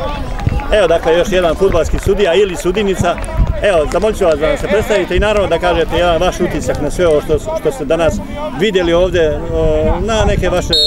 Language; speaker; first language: Serbian; native; Serbian